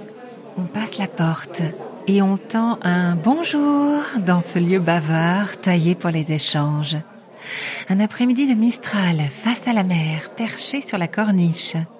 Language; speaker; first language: French; native; French